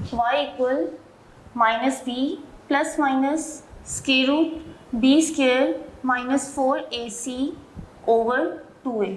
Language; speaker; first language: English; non-native, local second language; Urdu